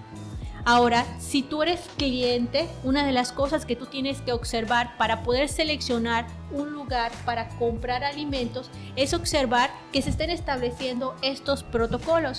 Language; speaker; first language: Spanish; native; Spanish